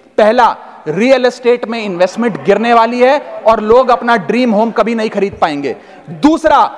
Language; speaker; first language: Hindi; native; Hindi